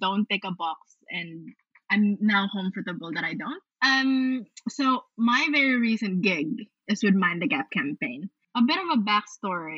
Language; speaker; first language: English; non-native, local second language; Filipino